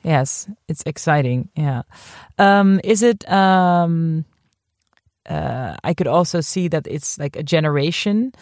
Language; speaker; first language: English; non-native, fluent; Dutch